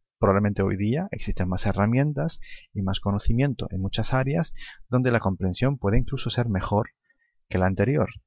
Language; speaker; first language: Spanish; non-native, fluent; Arabic